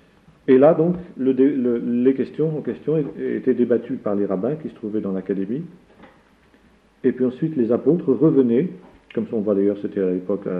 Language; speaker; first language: French; native; French